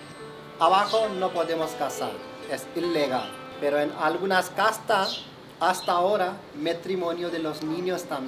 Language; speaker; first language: Spanish; non-native, learner; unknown